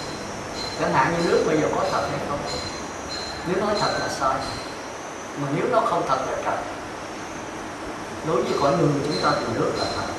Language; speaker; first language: Vietnamese; native; Vietnamese